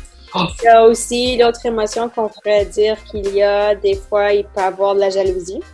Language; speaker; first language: French; native; French